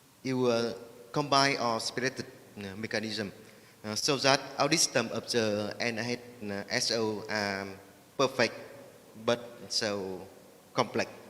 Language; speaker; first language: English; non-native, learner; Vietnamese